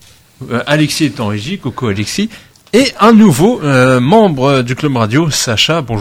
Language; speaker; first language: French; native; French